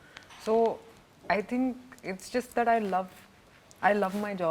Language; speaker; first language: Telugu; non-native, fluent; Hindi